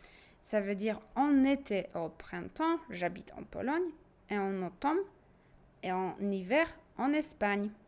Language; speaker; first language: French; non-native, fluent; Polish